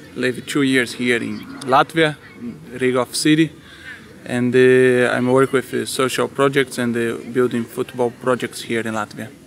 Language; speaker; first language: English; non-native, fluent; Portuguese